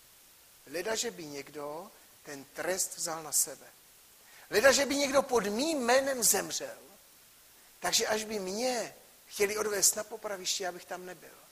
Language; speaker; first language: Czech; native; Czech